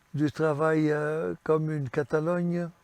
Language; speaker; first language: French; non-native, fluent; English